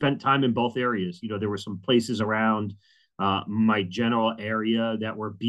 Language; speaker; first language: English; native; English